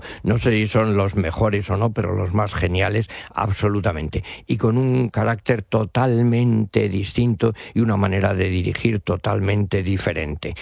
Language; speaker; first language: Spanish; native; Spanish